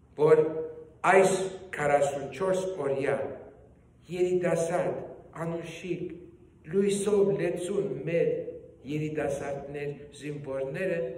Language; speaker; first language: Armenian; early bilingual, heritage; Armenian